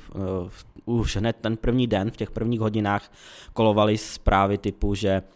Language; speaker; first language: Czech; early bilingual, other home language; Ukrainian